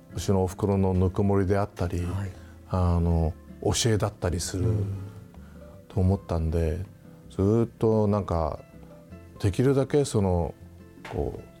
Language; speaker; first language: Japanese; native; Japanese